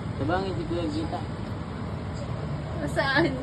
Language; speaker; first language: Filipino; non-native, local second language; Cebuano